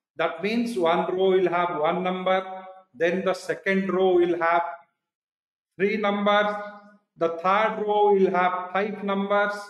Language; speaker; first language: English; non-native, local second language; Odia